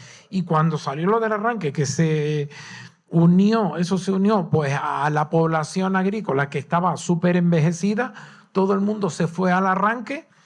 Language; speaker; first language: Spanish; native; Spanish